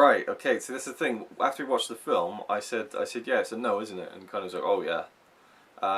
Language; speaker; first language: English; native; English